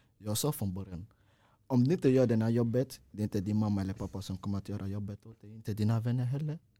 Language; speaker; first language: Swedish; non-native, fluent; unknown